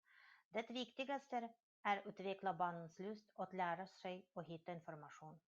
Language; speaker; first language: Swedish; non-native, learner; Russian